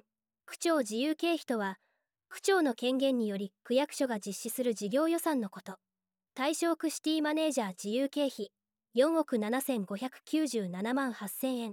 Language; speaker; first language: Japanese; native; Japanese